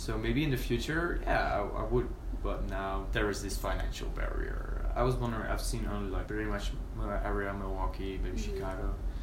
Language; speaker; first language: English; non-native, fluent; Dutch